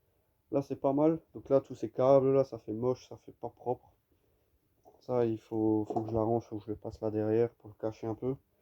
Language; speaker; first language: French; native; French